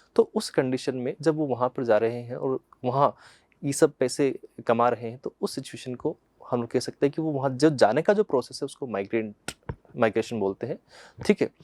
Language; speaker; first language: Hindi; native; Hindi